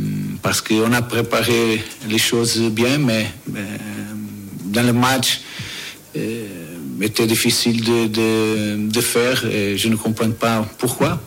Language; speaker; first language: French; non-native, fluent; Portuguese